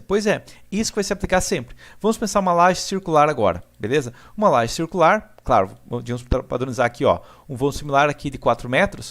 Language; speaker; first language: Portuguese; native; Portuguese